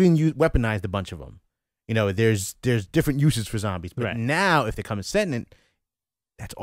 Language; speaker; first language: English; native; English